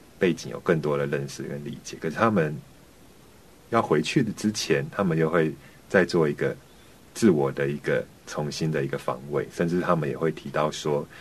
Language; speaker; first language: Chinese; native; Chinese